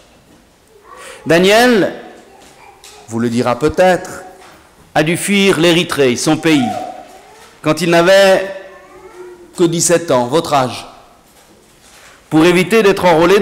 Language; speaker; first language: French; native; French